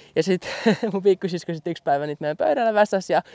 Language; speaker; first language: Finnish; native; Finnish